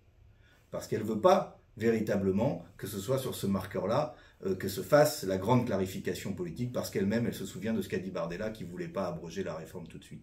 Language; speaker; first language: French; native; French